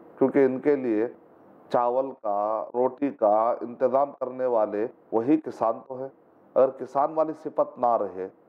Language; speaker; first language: Urdu; native; Urdu